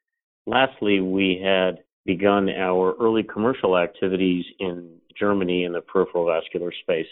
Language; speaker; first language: English; native; English